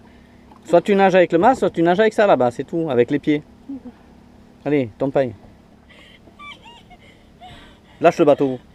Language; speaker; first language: French; native; French